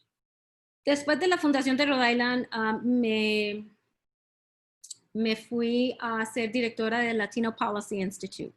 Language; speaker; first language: Spanish; early bilingual, heritage; Spanish